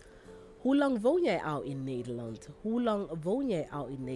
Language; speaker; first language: Dutch; non-native, fluent; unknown